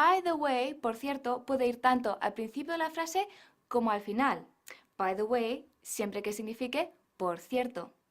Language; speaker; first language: Spanish; non-native, fluent; English